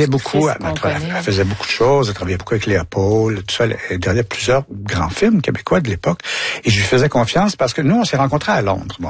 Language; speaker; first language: French; native; French